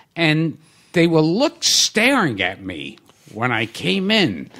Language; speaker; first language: English; native; English